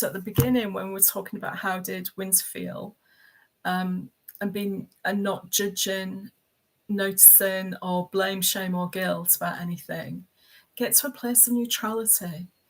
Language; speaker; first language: English; native; English